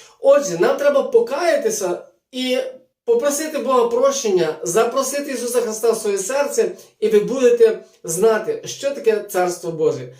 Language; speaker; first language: Ukrainian; native; Ukrainian